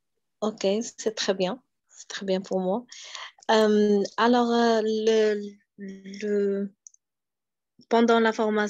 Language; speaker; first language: French; non-native, learner; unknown